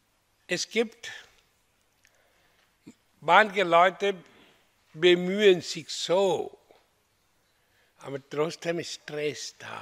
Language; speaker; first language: German; non-native, learner; Hindi